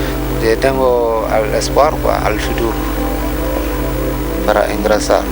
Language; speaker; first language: Spanish; non-native, learner; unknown